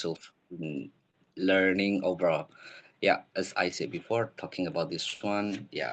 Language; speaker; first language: English; non-native, learner; Indonesian